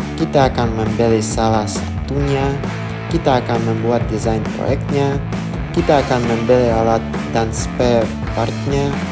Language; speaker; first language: Indonesian; non-native, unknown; Russian